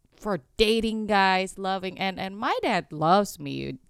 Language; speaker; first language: English; non-native, fluent; Indonesian